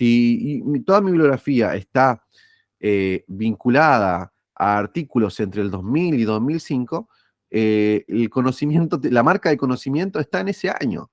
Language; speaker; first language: Spanish; native; Spanish